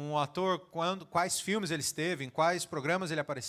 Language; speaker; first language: Portuguese; native; Portuguese